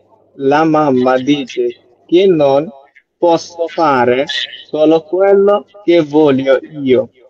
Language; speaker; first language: Italian; non-native, learner; Bangla